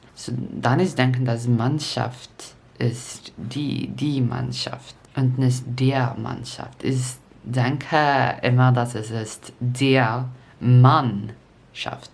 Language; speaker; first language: German; non-native, learner; English